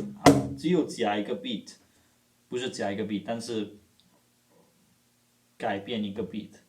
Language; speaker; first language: Chinese; non-native, fluent; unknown